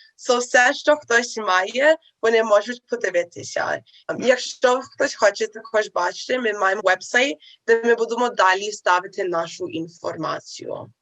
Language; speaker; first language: Ukrainian; early bilingual, heritage; Ukrainian